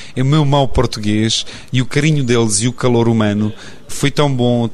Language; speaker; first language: Portuguese; non-native, fluent; Bosnian